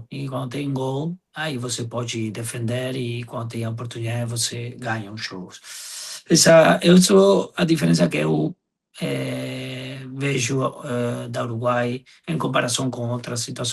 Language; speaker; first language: Portuguese; non-native, fluent; Spanish